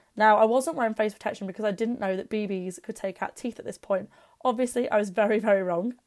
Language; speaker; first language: English; native; English